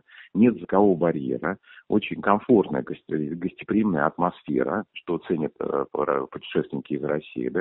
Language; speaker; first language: Russian; native; Russian